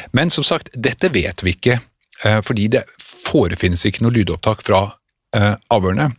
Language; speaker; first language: Norwegian; native; Norwegian